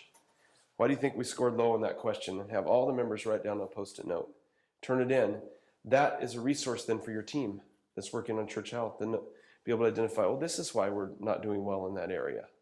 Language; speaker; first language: English; native; English